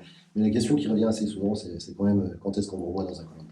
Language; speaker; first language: French; native; French